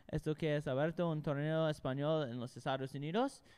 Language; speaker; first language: Spanish; non-native, learner; English